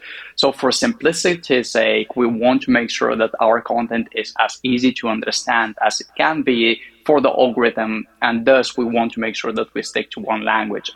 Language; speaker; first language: English; non-native, fluent; Bulgarian